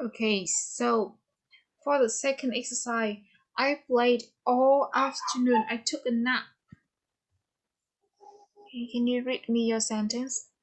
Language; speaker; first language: English; non-native, fluent; Vietnamese